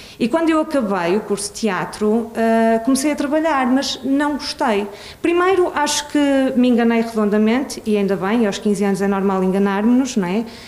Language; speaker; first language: Portuguese; early bilingual, other home language; Swedish